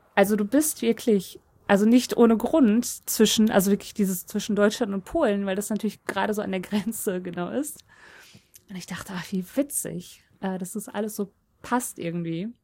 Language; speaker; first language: German; early bilingual, other home language; Polish